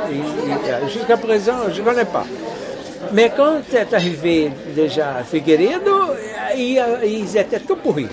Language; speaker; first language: French; non-native, fluent; Portuguese